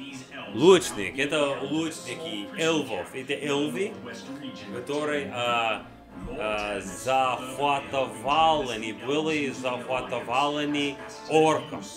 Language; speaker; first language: Russian; non-native, learner; English